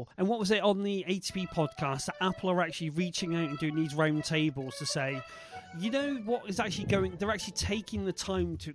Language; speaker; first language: English; native; English